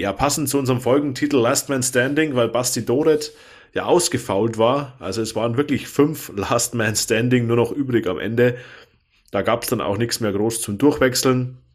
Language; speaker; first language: German; native; German